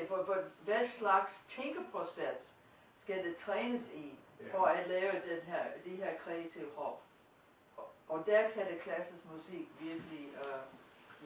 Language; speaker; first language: Danish; non-native, fluent; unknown